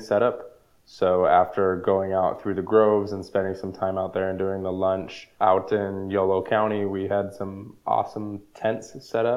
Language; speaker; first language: English; native; English